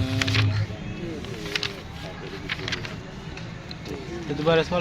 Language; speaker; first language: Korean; non-native, learner; Punjabi